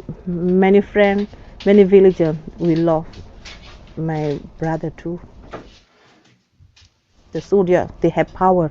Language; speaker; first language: English; non-native, learner; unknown